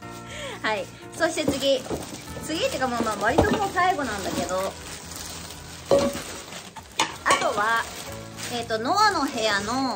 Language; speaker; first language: Japanese; native; Japanese